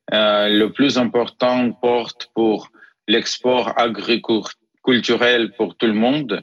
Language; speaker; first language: French; non-native, learner; Ukrainian